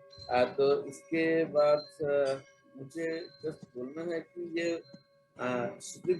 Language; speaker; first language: Hindi; non-native, local second language; Bangla